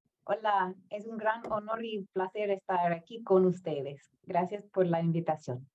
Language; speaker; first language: Spanish; non-native, fluent; English